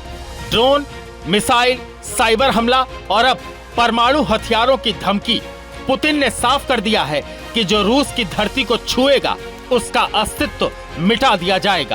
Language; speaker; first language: Hindi; native; Hindi